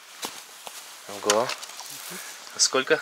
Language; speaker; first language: Russian; native; Russian